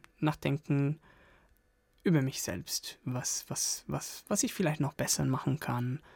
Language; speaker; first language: German; non-native, fluent; Italian